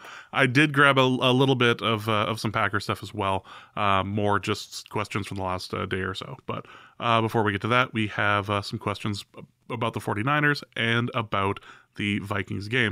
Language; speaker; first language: English; native; English